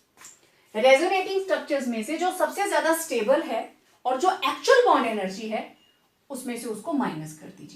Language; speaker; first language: Hindi; native; Hindi